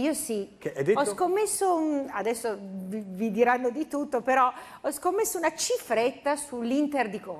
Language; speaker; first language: Italian; native; Italian